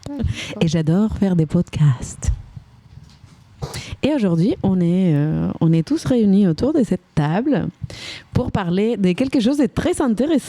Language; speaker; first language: French; native; French